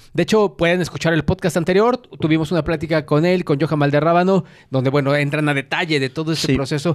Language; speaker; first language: Spanish; native; Spanish